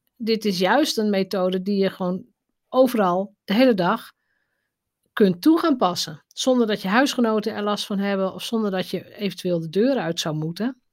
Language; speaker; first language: Dutch; native; Dutch